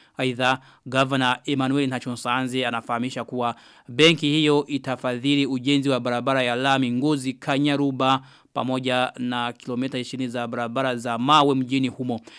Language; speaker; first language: Swahili; non-native, local second language; Rundi